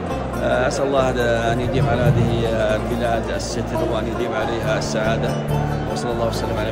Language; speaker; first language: Arabic; native; Arabic